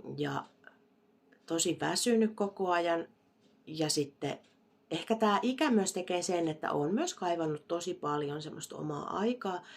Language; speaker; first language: Finnish; native; Finnish